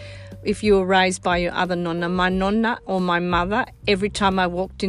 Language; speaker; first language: English; non-native, local second language; Sicilian